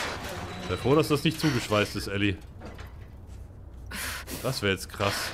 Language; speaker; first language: German; native; German